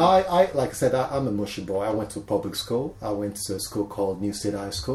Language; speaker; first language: English; non-native, local second language; Yoruba